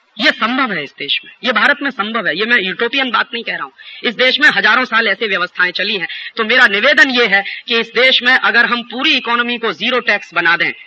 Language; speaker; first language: Hindi; native; Hindi